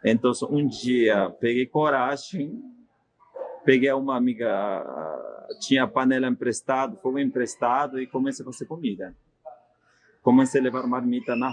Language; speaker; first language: Portuguese; non-native, fluent; Spanish